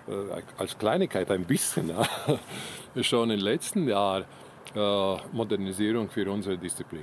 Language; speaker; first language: German; non-native, learner; Latvian